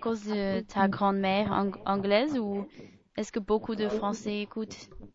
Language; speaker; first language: French; non-native, fluent; English